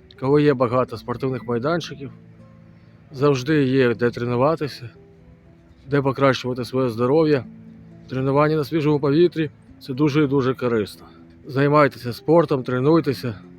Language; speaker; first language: Ukrainian; native; Ukrainian